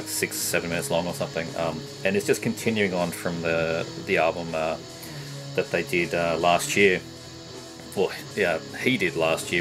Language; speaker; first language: English; native; English